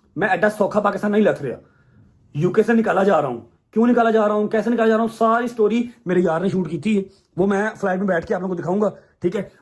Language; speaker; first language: Urdu; non-native, local second language; Punjabi